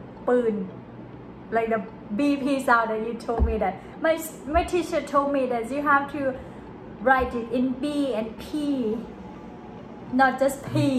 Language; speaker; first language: English; non-native, fluent; Thai